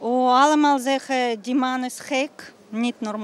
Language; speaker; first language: Dutch; non-native, learner; Russian